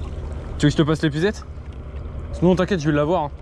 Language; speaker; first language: French; native; French